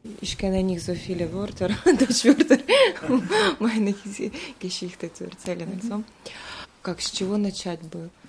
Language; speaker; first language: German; non-native, learner; Russian